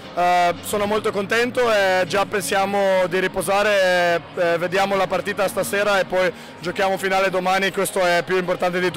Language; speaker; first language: Italian; non-native, fluent; Slovenian